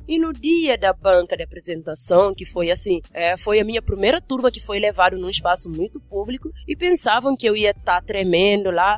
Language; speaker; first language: Portuguese; non-native, fluent; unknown